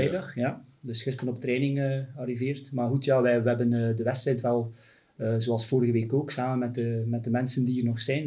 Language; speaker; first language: Dutch; native; Dutch